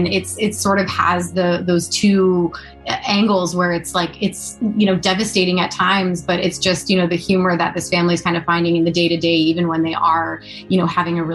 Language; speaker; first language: English; native; English